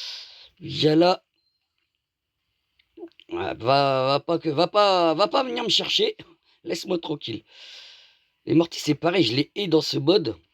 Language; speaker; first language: French; native; French